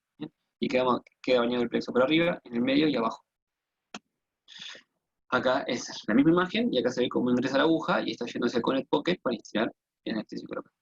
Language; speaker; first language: Spanish; native; Spanish